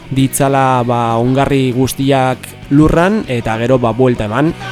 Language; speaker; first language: Basque; early bilingual, heritage; Basque